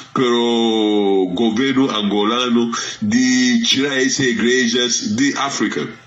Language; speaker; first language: Portuguese; non-native, fluent; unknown